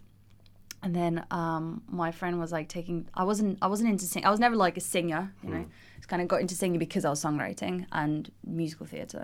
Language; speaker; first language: English; non-native, fluent; Russian